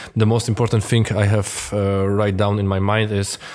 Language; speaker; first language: English; non-native, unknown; Polish